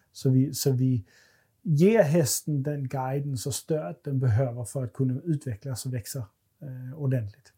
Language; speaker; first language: Swedish; non-native, fluent; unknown